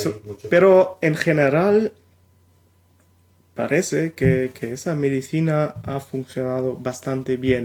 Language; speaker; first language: Spanish; non-native, fluent; German